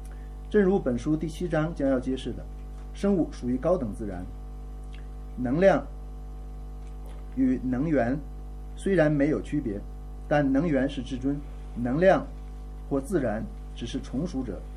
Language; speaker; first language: Chinese; native; Chinese